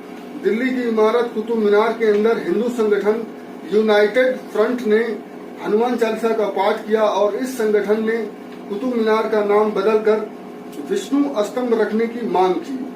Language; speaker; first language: Hindi; native; Hindi